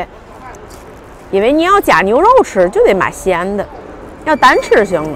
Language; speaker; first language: Chinese; native; Chinese